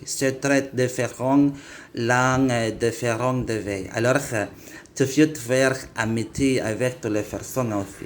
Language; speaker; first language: French; non-native, learner; Indonesian